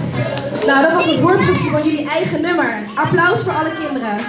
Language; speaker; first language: Dutch; native; Dutch